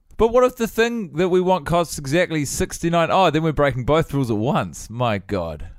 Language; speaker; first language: English; native; English